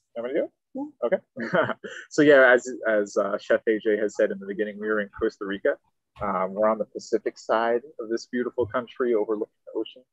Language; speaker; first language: English; native; English